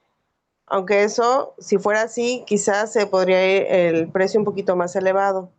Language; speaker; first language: Spanish; native; Spanish